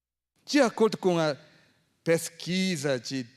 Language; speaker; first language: Portuguese; non-native, fluent; Korean